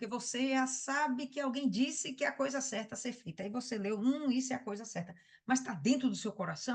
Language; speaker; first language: Portuguese; native; Portuguese